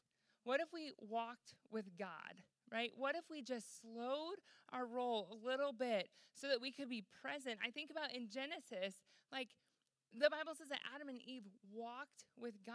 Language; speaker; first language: English; native; English